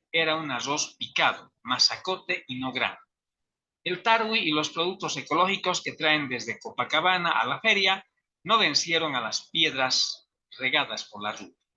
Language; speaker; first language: Spanish; native; Spanish